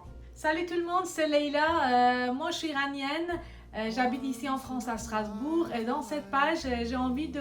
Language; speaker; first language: French; non-native, fluent; Persian